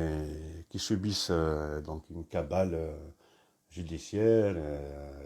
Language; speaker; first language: French; non-native, local second language; Kabyle